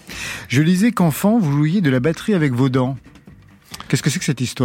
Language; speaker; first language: French; native; French